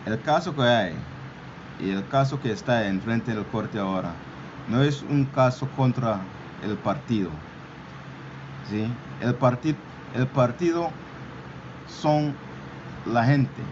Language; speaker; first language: Spanish; non-native, local second language; English